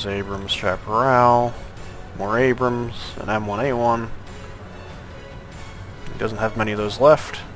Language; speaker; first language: English; native; English